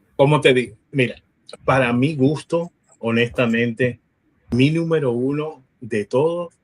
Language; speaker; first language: Spanish; early bilingual, heritage; Spanish